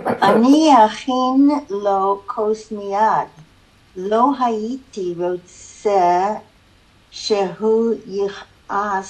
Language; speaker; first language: Hebrew; non-native, learner; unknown